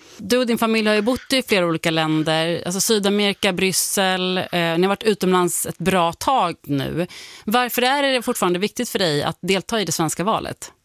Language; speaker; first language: Swedish; native; Swedish